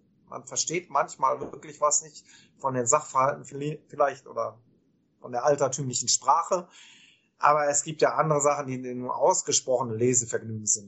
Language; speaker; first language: German; native; German